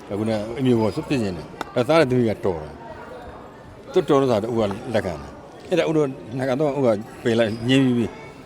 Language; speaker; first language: Burmese; native; Burmese